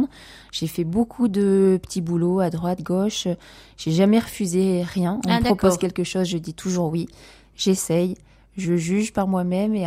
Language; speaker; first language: French; native; French